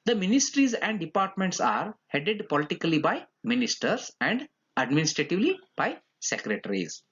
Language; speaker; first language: English; non-native, local second language; Kannada